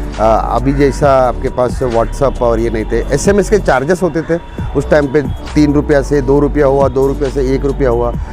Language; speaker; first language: Hindi; non-native, local second language; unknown